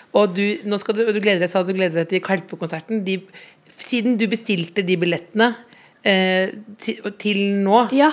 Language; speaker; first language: Norwegian; native; Norwegian